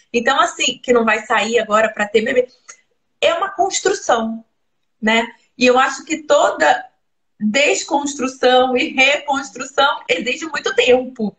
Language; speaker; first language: Portuguese; native; Portuguese